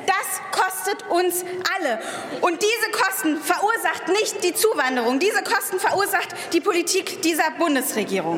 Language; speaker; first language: German; early bilingual, other home language; Persian